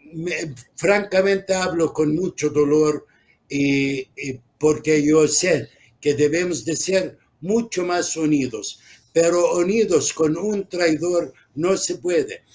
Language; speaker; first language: Spanish; non-native, fluent; Arabic